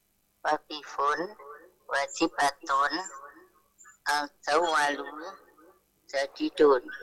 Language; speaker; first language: Arabic; non-native, learner; Indonesian